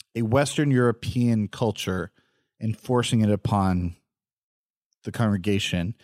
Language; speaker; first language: English; native; English